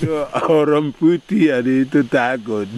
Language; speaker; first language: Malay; non-native, local second language; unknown